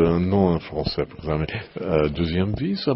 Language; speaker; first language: French; non-native, learner; English